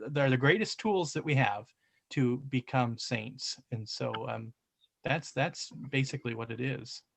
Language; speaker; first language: English; native; English